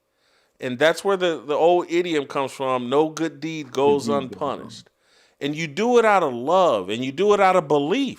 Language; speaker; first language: English; native; English